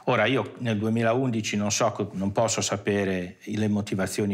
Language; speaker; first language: Italian; native; Italian